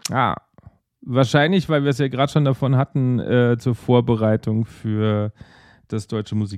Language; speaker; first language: German; native; German